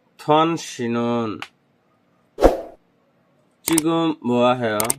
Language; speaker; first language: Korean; non-native, fluent; Bangla